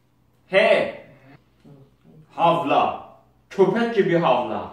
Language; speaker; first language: Turkish; non-native, learner; Azerbaijani